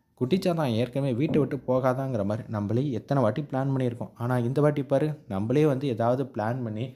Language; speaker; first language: Tamil; native; Tamil